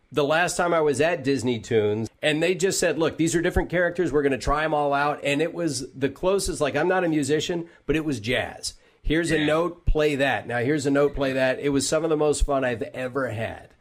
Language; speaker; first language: English; native; English